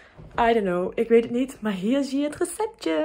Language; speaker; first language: Dutch; native; Dutch